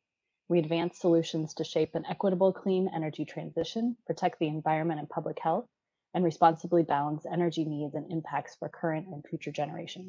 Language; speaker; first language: English; native; English